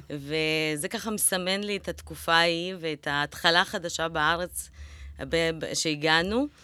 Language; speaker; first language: Hebrew; early bilingual, other home language; Russian